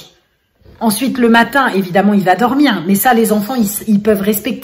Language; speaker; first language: French; native; French